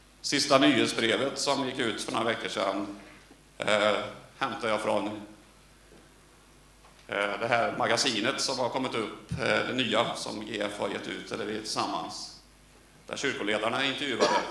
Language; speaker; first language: Swedish; native; Swedish